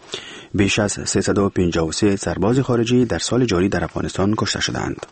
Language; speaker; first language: Persian; native; Persian